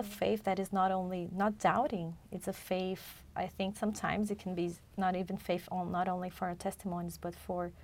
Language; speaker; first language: English; non-native, fluent; Chinese